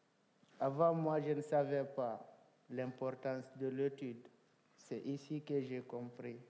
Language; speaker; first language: French; non-native, local second language; Fula